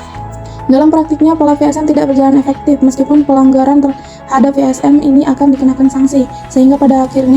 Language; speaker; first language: Indonesian; native; Indonesian